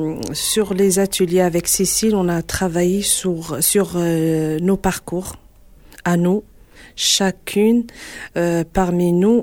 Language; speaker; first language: French; non-native, learner; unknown